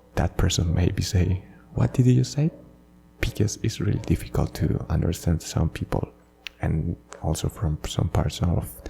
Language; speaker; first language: English; non-native, fluent; Spanish